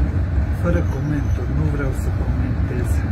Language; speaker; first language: Romanian; non-native, local second language; Hungarian